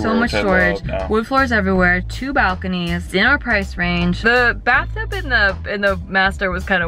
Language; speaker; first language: English; native; English